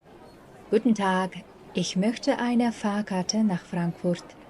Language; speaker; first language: German; non-native, fluent; Mongolian